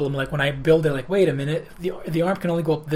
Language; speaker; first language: English; early bilingual, other home language; Greek